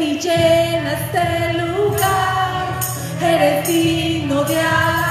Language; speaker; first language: Spanish; native; Spanish